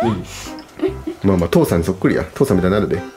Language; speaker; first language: Japanese; native; Japanese